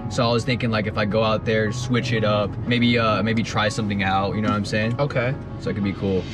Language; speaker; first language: English; native; English